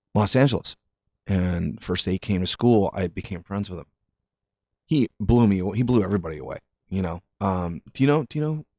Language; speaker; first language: English; native; English